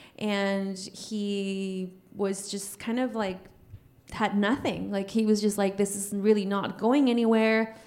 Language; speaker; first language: English; early bilingual, other home language; Spanish